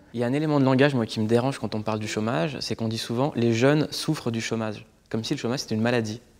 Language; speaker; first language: French; native; French